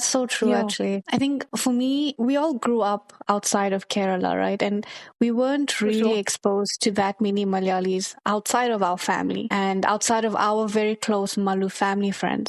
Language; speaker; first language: English; early bilingual, other home language; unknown